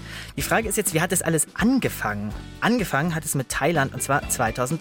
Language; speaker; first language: German; native; German